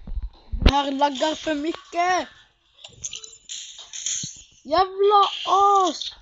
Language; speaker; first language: Swedish; early bilingual, other home language; French